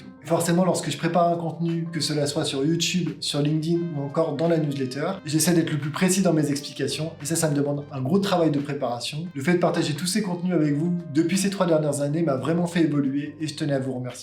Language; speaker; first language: French; native; French